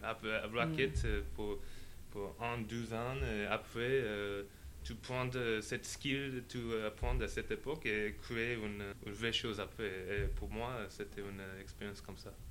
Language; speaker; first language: French; non-native, learner; English